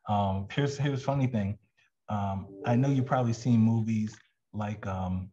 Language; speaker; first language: English; native; English